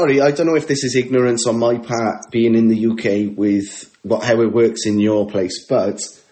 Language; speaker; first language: English; native; English